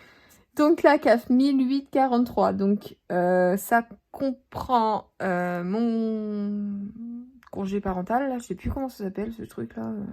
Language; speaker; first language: French; native; French